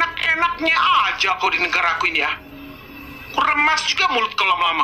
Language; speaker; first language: Indonesian; native; Indonesian